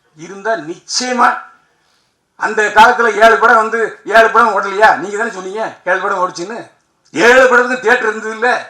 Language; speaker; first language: Tamil; native; Tamil